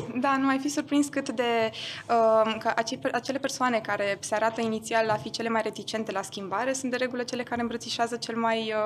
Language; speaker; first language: Romanian; non-native, local second language; German